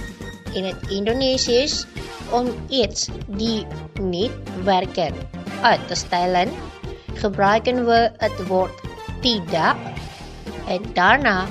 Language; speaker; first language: Dutch; non-native, learner; Indonesian